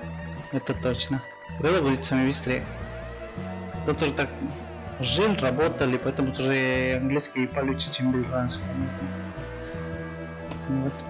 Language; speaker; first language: Russian; non-native, learner; Spanish